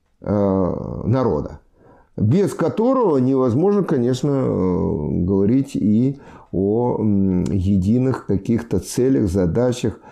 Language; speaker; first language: Russian; native; Russian